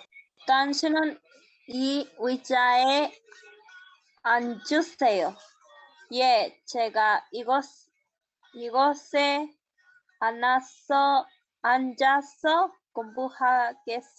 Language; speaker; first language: Korean; non-native, learner; Spanish